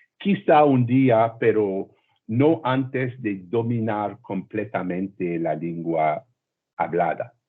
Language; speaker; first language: Spanish; non-native, learner; French